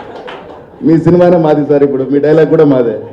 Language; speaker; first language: Telugu; native; Telugu